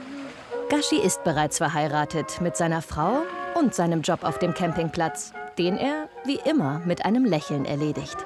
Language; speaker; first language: German; native; German